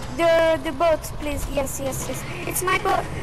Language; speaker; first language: English; non-native, learner; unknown